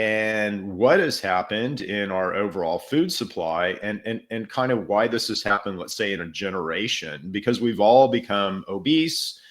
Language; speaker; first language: English; native; English